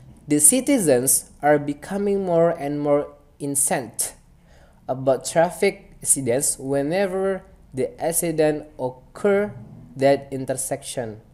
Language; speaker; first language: English; non-native, fluent; Indonesian